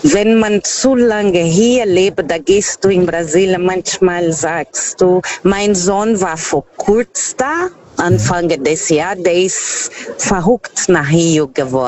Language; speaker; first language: German; non-native, learner; Portuguese